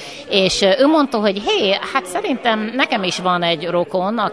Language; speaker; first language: Hungarian; early bilingual, heritage; English